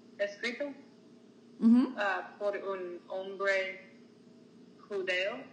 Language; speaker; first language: Spanish; non-native, learner; English